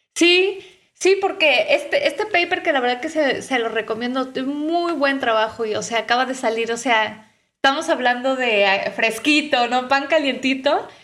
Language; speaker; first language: Spanish; native; Spanish